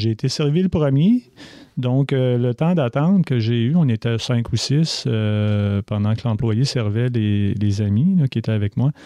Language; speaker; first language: French; native; French